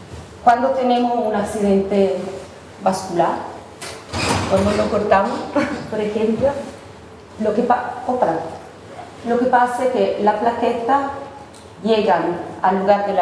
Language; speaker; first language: Spanish; non-native, fluent; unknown